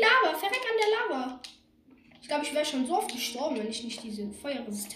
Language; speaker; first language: German; native; German